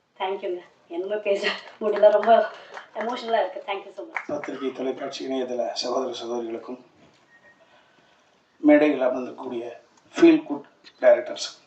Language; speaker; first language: Tamil; native; Tamil